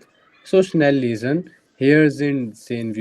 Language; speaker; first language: German; non-native, fluent; Hindi